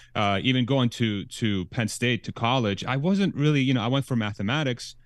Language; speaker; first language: English; early bilingual, other home language; Persian